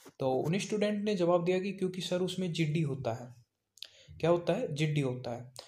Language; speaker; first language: Hindi; native; Hindi